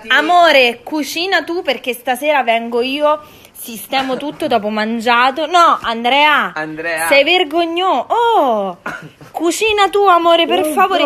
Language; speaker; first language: Italian; native; Italian